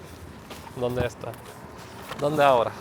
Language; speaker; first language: Spanish; non-native, learner; Polish